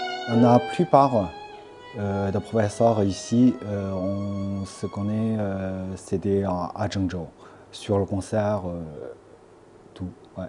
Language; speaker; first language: French; non-native, fluent; Chinese